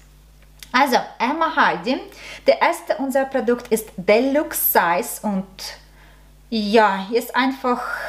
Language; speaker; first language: German; non-native, learner; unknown